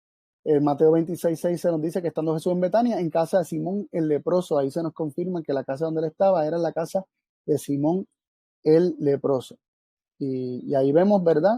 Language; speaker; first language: Spanish; native; Spanish